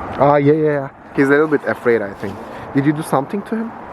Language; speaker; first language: English; non-native, learner; Turkish